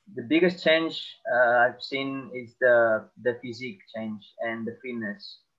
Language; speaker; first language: English; non-native, fluent; Catalan